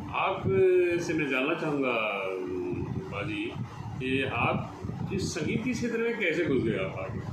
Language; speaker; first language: Hindi; native; Hindi